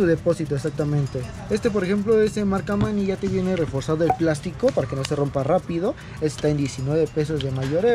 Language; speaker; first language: Spanish; native; Spanish